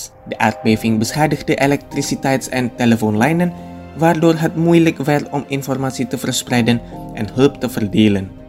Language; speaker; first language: Dutch; non-native, fluent; Indonesian